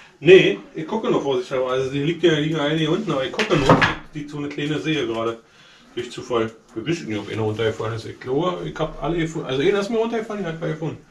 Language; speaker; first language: German; native; German